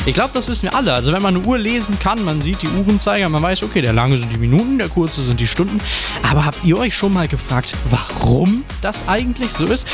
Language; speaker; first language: German; native; German